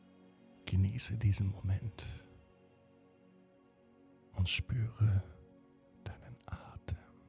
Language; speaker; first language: German; native; German